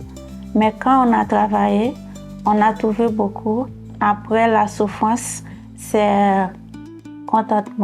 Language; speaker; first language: French; non-native, learner; Haitian Creole